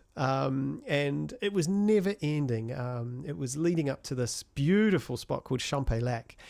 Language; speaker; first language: English; native; English